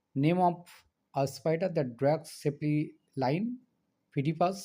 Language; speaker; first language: English; non-native, local second language; Bangla